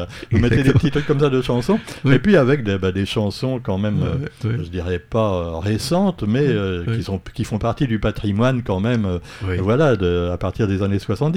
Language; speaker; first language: French; native; French